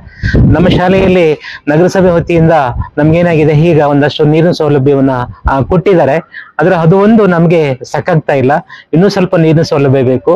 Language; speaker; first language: Kannada; native; Kannada